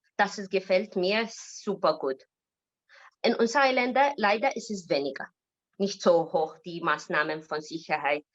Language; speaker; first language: German; non-native, learner; Arabic